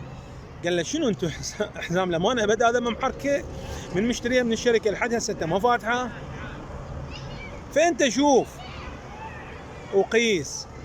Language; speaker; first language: Arabic; native; Arabic